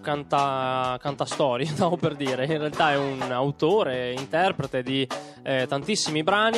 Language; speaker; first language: Italian; native; Italian